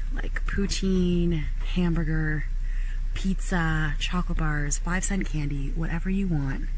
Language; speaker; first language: English; native; English